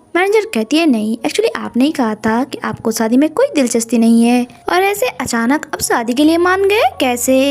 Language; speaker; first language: Hindi; non-native, local second language; Bangla